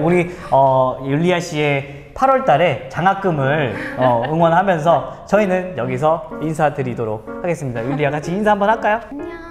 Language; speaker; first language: Korean; native; Korean